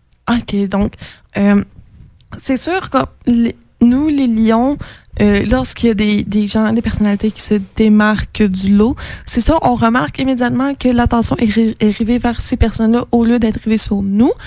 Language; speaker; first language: French; native; French